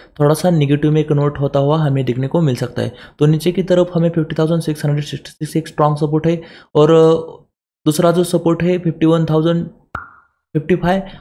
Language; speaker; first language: Hindi; non-native, local second language; Marathi